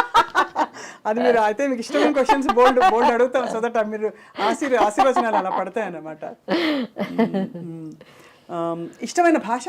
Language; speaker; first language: Telugu; native; Telugu